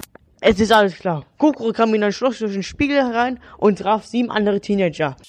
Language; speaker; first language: German; native; German